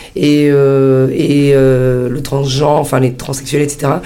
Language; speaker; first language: French; early bilingual, heritage; Italian